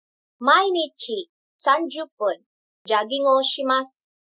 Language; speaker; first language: Japanese; non-native, learner; English